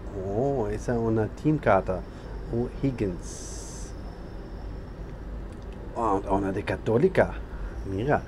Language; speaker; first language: Spanish; non-native, learner; English